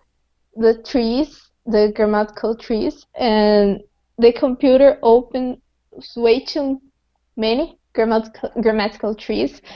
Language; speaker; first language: English; non-native, fluent; Portuguese